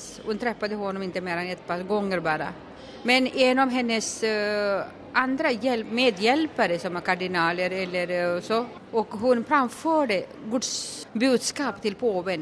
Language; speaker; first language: Swedish; non-native, local second language; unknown